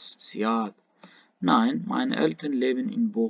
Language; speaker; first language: German; non-native, learner; Baluchi